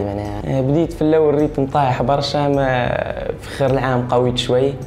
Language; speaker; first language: Arabic; native; Arabic